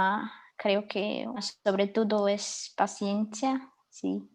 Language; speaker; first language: Spanish; non-native, learner; Portuguese